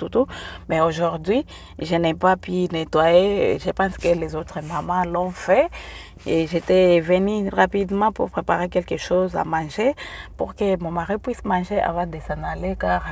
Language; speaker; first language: French; non-native, local second language; Swahili